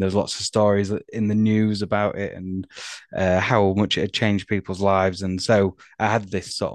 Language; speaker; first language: English; native; English